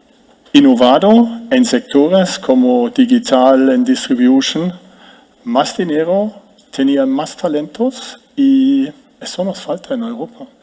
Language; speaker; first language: Spanish; non-native, fluent; German